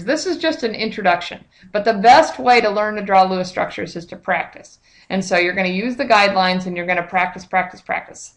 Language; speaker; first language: English; native; English